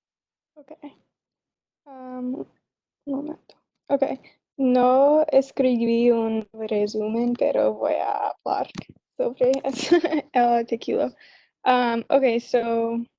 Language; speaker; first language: Spanish; non-native, learner; English